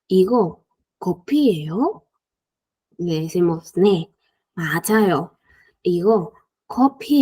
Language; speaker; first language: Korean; non-native, fluent; Spanish